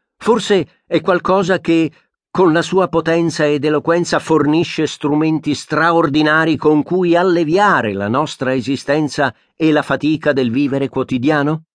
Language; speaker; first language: Italian; native; Italian